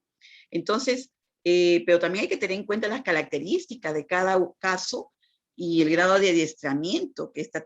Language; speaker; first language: Spanish; native; Spanish